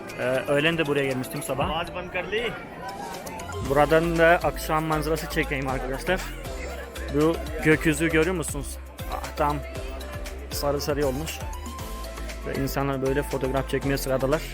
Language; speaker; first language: Turkish; non-native, fluent; Hindi